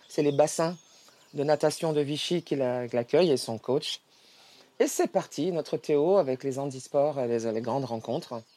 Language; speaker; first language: French; native; French